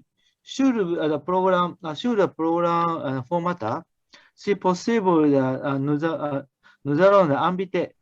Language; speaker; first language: French; non-native, learner; Japanese